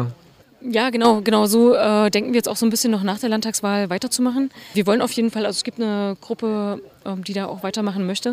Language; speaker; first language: German; native; German